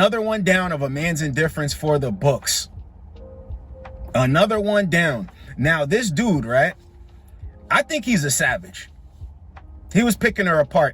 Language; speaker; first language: English; native; English